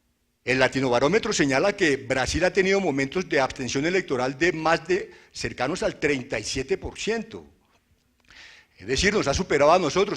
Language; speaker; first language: Spanish; native; Spanish